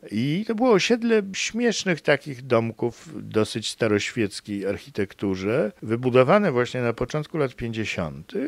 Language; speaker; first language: Polish; native; Polish